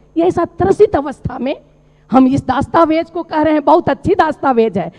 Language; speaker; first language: Hindi; non-native, local second language; Maithili